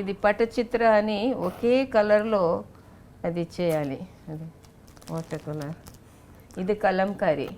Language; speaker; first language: Telugu; non-native, local second language; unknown